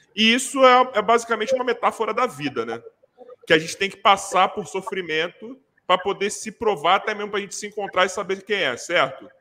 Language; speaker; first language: Portuguese; native; Portuguese